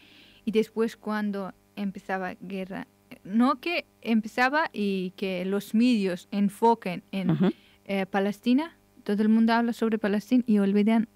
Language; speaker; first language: Spanish; non-native, learner; Persian